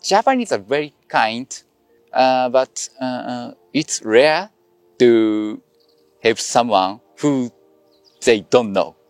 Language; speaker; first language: English; non-native, learner; Japanese